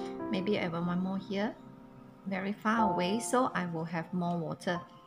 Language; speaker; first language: English; non-native, local second language; Chinese